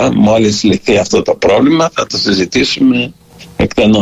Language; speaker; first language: Greek; early bilingual, heritage; Greek